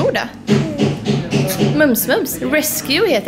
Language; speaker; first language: Swedish; native; Swedish